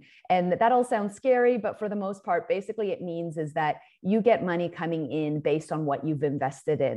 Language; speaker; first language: English; native; English